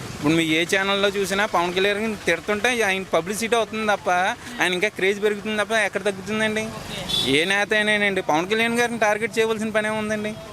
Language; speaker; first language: Telugu; native; Telugu